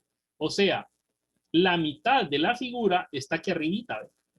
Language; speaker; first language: Spanish; native; Spanish